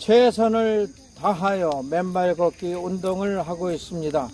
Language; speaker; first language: Korean; native; Korean